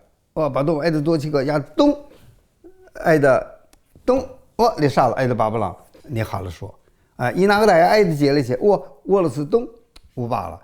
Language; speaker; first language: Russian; non-native, learner; Chinese